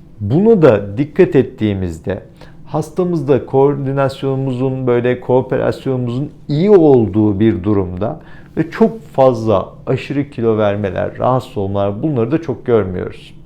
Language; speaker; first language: Turkish; native; Turkish